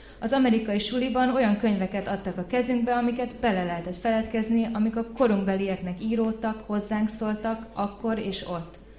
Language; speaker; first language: Hungarian; early bilingual, heritage; Hungarian